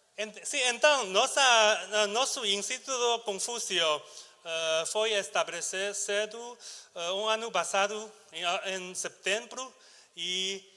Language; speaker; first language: Portuguese; non-native, learner; Chinese